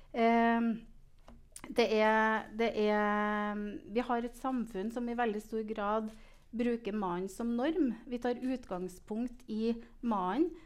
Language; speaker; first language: Norwegian; native; Norwegian